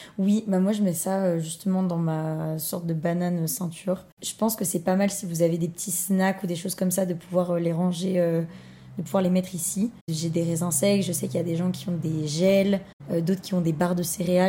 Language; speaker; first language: French; native; French